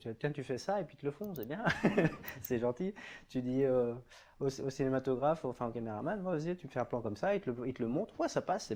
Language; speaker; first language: French; native; French